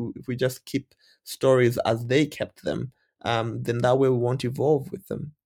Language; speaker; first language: English; non-native, local second language; Bemba